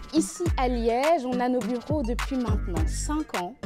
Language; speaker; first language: French; native; French